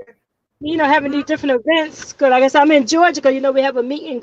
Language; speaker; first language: English; native; English